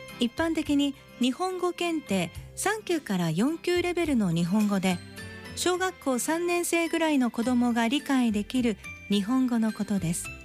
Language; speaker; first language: Japanese; native; Japanese